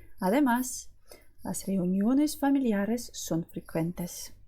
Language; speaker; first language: Spanish; non-native, fluent; Ukrainian